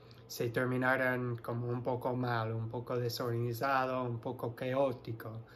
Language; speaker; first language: Spanish; non-native, fluent; English